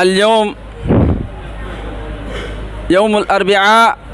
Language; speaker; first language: Arabic; non-native, learner; Rohingya